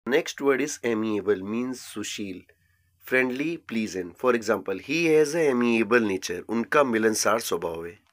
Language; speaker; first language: Hindi; native; Hindi